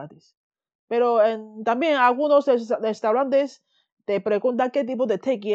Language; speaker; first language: Spanish; non-native, fluent; Chinese